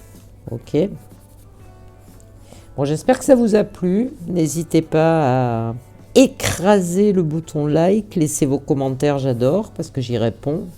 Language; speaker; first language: French; native; French